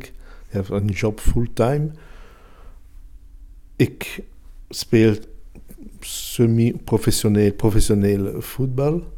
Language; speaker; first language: Dutch; non-native, local second language; Italian